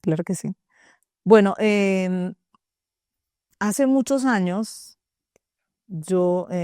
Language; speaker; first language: Spanish; native; Spanish